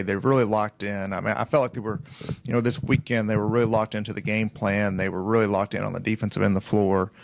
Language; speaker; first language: English; native; English